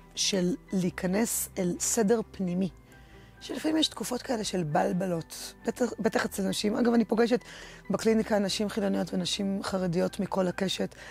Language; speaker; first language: Hebrew; native; Hebrew